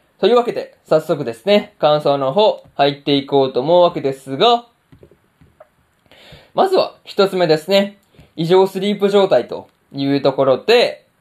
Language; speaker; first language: Japanese; native; Japanese